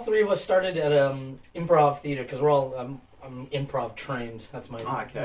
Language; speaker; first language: English; native; English